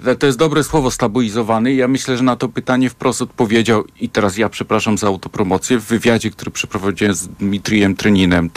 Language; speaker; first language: Polish; native; Polish